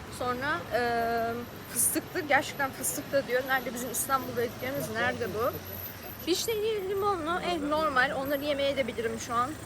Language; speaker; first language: Turkish; native; Turkish